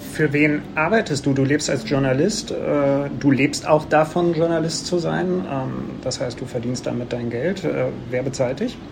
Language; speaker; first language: German; native; German